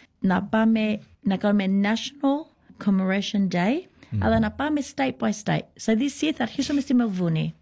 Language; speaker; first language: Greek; early bilingual, heritage; Greek